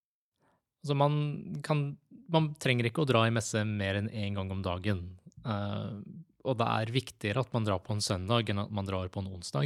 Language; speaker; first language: Norwegian; native; Norwegian